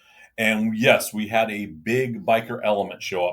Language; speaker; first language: English; native; English